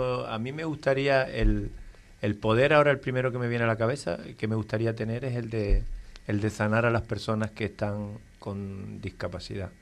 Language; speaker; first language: Spanish; native; Spanish